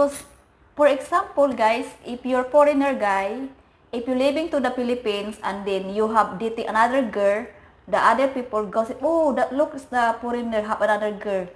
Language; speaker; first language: English; non-native, learner; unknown